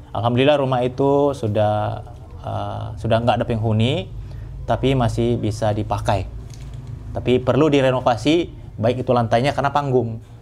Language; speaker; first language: Indonesian; non-native, local second language; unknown